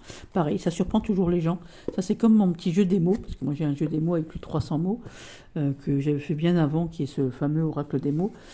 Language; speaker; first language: French; native; French